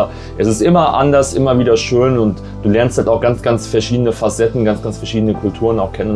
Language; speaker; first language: German; native; German